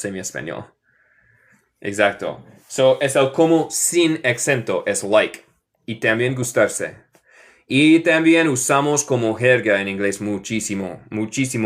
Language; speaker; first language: Spanish; non-native, fluent; English